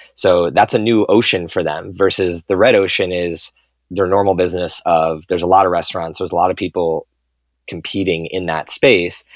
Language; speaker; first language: English; native; English